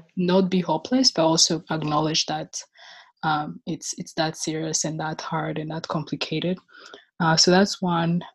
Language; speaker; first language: English; non-native, local second language; Kinyarwanda